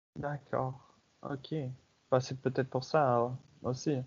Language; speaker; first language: French; non-native, fluent; English